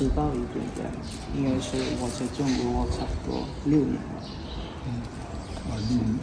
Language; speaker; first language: Chinese; non-native, learner; Bangla